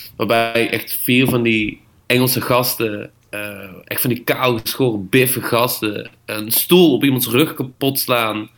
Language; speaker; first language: Dutch; native; Dutch